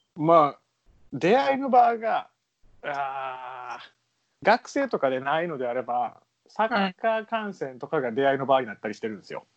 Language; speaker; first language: Japanese; native; Japanese